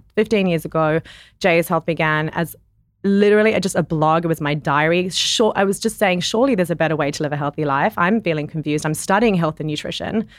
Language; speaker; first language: English; native; English